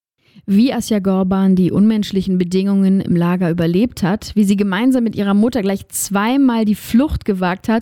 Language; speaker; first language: German; native; German